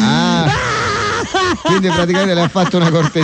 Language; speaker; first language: Italian; native; Italian